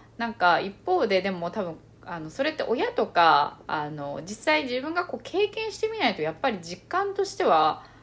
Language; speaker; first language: Japanese; early bilingual, other home language; Chinese